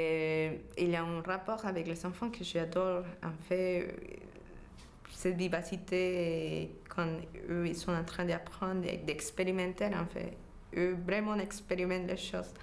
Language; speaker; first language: French; non-native, fluent; Spanish